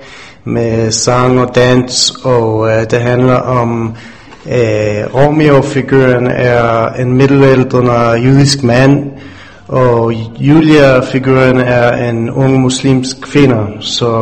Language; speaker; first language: Danish; non-native, fluent; English